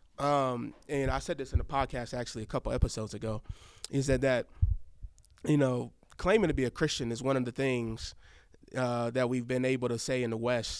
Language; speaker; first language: English; native; English